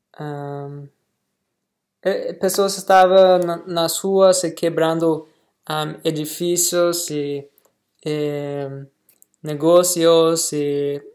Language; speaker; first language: Portuguese; non-native, learner; English